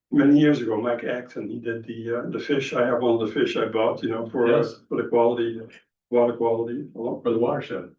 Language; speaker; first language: English; non-native, fluent; Dutch